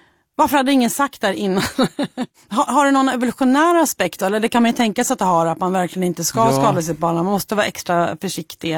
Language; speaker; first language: Swedish; native; Swedish